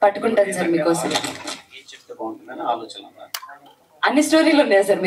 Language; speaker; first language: Telugu; native; Telugu